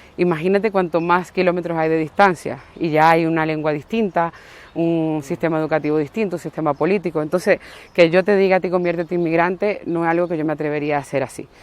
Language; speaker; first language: Spanish; native; Spanish